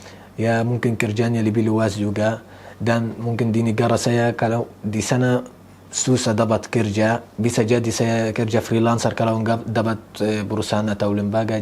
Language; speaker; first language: Indonesian; non-native, fluent; Arabic